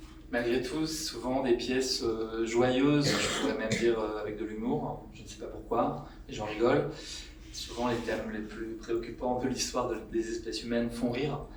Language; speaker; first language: French; native; French